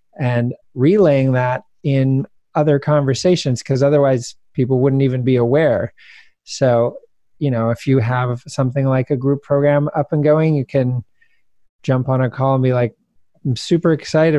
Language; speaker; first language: English; native; English